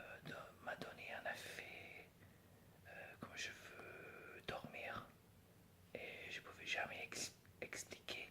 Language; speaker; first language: French; non-native, fluent; English